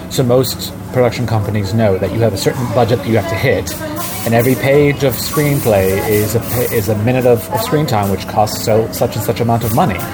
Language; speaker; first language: English; early bilingual, other home language; Arabic